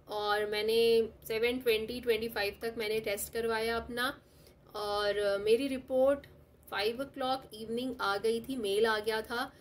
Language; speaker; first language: Hindi; non-native, local second language; Telugu